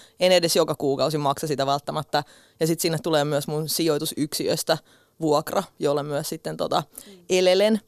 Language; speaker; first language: Finnish; early bilingual, other home language; Russian